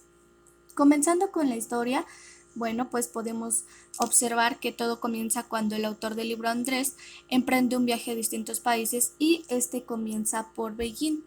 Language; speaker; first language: Spanish; native; Spanish